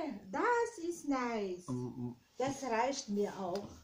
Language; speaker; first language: German; non-native, learner; Filipino